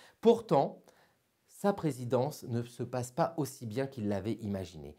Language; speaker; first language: French; native; French